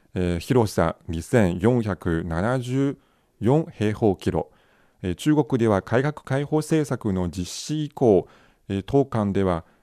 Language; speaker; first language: Japanese; non-native, fluent; Chinese